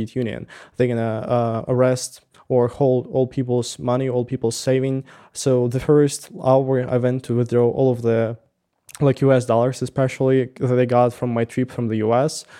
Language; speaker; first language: English; non-native, fluent; Russian